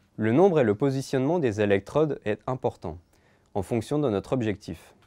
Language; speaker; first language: French; native; French